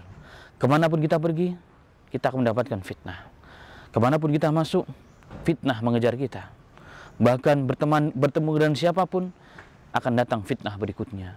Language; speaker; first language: Indonesian; native; Indonesian